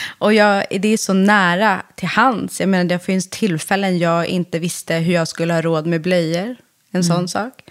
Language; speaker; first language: Swedish; early bilingual, other home language; Persian